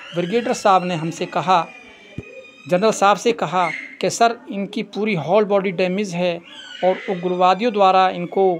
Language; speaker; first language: Hindi; native; Hindi